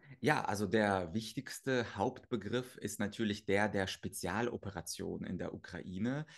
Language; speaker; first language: German; early bilingual, other home language; Russian